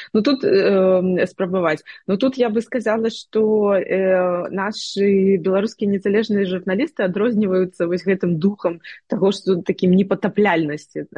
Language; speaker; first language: Belarusian; non-native, local second language; Russian